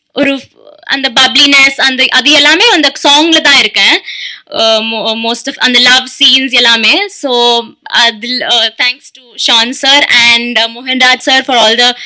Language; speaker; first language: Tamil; non-native, learner; Malayalam